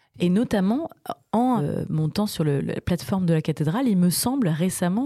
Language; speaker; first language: French; native; French